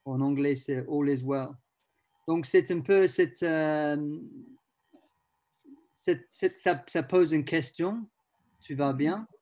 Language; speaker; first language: French; non-native, learner; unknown